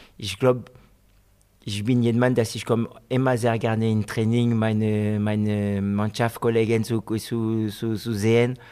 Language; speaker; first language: German; non-native, fluent; French